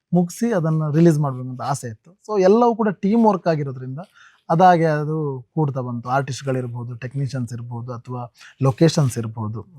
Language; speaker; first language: Kannada; non-native, local second language; Tulu